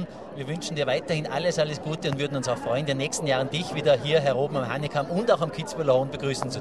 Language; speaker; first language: German; native; German